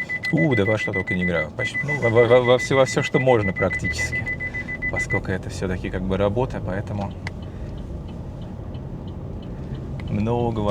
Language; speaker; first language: Russian; native; Russian